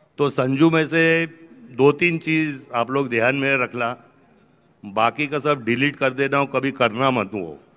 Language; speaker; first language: Hindi; native; Hindi